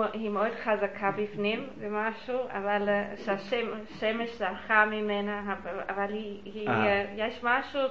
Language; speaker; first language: Hebrew; non-native, learner; English